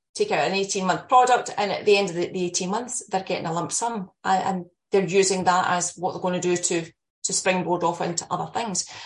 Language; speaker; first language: English; native; English